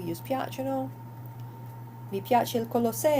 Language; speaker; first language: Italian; non-native, fluent; English